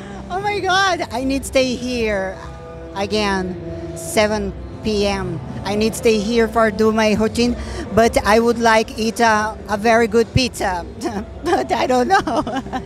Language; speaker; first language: English; non-native, learner; Portuguese